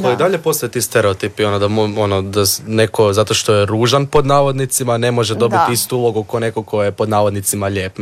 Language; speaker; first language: Serbian; native; Serbian